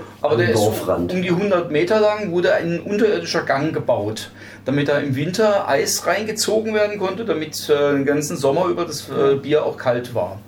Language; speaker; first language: German; native; German